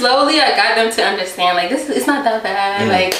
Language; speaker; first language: English; early bilingual, other home language; Rundi